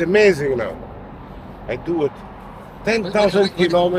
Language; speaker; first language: English; non-native, learner; Portuguese